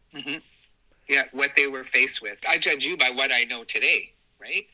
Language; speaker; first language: English; native; English